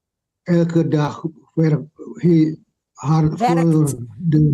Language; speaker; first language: Dutch; non-native, learner; Indonesian